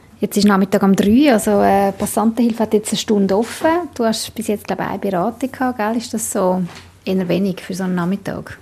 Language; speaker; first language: German; native; German